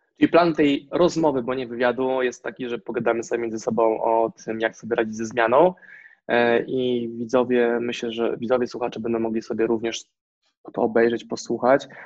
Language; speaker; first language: Polish; native; Polish